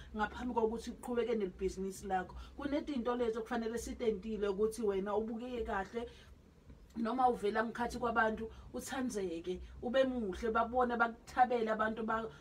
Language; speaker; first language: Zulu; non-native, local second language; Swati